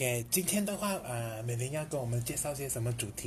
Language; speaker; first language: Chinese; native; Chinese